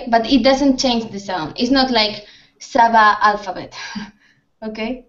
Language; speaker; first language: English; non-native, fluent; Spanish